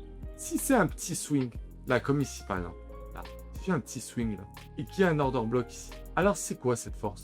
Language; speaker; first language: French; native; French